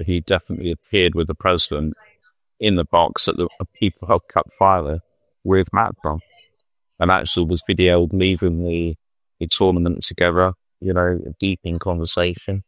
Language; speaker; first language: English; native; English